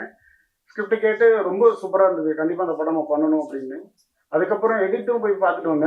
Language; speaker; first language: Tamil; native; Tamil